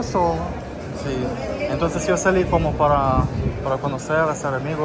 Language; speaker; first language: Spanish; non-native, learner; Russian